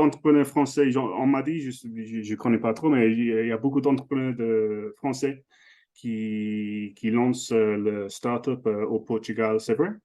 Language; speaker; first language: French; non-native, fluent; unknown